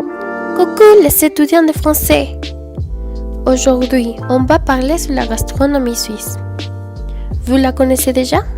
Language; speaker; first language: French; non-native, learner; Spanish